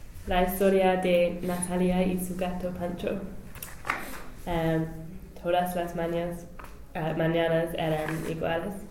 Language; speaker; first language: Spanish; non-native, learner; English